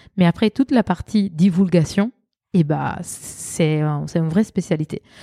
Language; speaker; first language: French; non-native, fluent; Italian